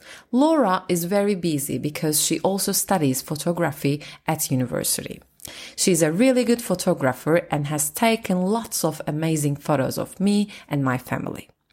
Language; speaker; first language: English; non-native, fluent; Turkish